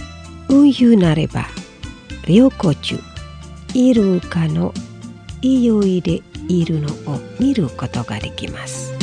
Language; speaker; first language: Japanese; non-native, fluent; Indonesian